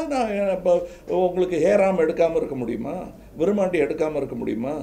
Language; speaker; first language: Tamil; native; Tamil